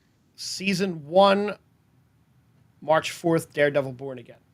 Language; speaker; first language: English; native; English